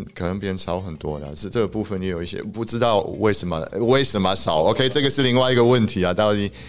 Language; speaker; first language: Chinese; non-native, fluent; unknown